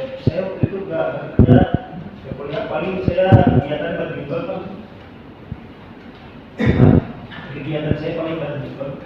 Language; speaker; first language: Indonesian; non-native, local second language; Sundanese